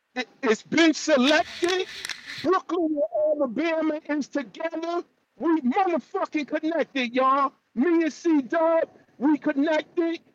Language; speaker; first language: English; native; English